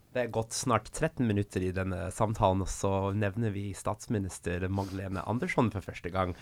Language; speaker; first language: Swedish; non-native, fluent; English